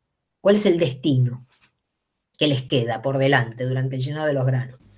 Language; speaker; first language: Spanish; native; Spanish